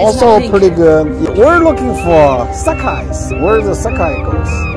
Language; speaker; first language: English; non-native, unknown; Chinese